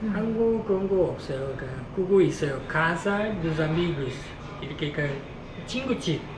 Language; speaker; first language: Korean; non-native, learner; Portuguese